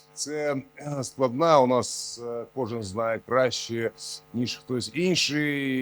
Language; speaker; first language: Ukrainian; non-native, local second language; Russian